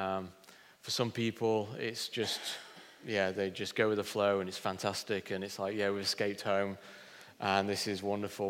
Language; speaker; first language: English; native; English